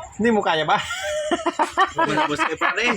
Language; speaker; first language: Filipino; non-native, local second language; Aklanon